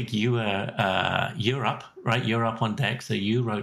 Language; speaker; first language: English; native; English